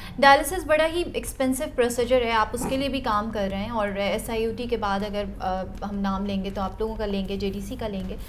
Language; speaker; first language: Urdu; native; Urdu